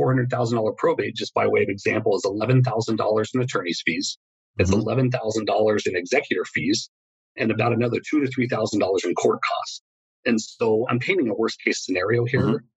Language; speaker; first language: English; native; English